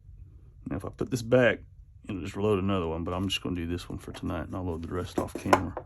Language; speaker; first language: English; native; English